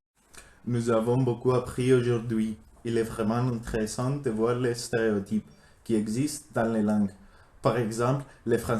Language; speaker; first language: French; non-native, learner; Greek